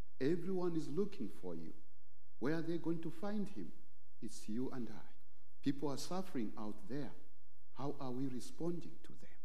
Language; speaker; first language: English; non-native, local second language; Bemba